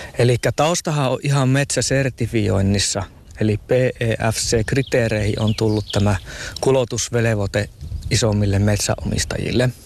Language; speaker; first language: Finnish; native; Finnish